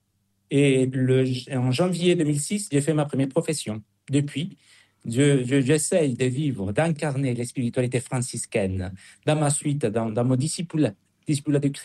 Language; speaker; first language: French; non-native, fluent; Spanish